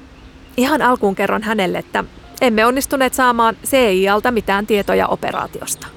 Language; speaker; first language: Finnish; native; Finnish